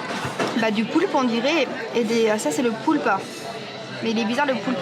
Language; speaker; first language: French; native; French